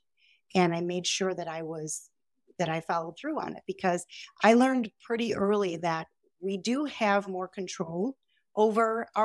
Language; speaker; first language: English; native; English